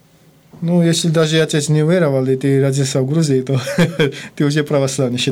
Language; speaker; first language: Russian; non-native, fluent; Georgian